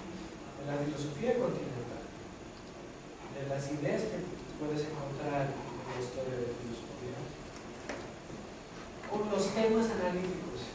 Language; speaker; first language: Spanish; non-native, fluent; Greek